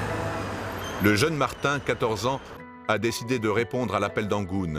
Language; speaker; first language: French; native; French